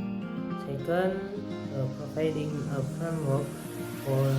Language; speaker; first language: English; non-native, learner; Indonesian